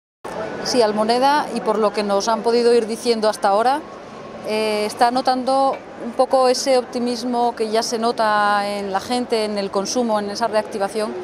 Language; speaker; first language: Spanish; native; Spanish